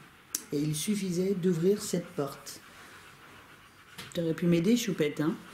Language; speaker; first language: French; native; French